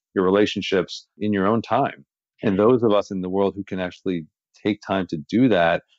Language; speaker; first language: English; native; English